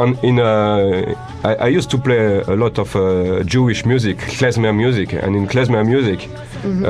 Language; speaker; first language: English; non-native, learner; French